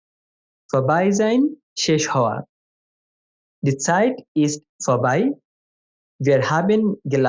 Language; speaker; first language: German; non-native, fluent; Bangla